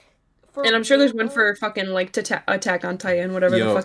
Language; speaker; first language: English; native; English